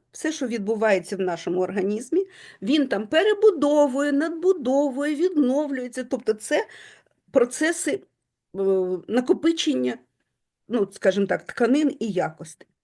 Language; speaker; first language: Ukrainian; non-native, local second language; Russian